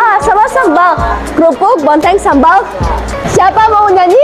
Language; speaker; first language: Indonesian; non-native, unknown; German